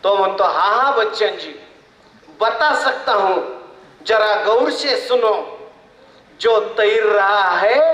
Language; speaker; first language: Hindi; non-native, local second language; Marathi